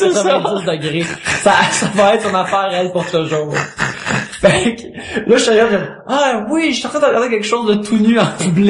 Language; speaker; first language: French; native; French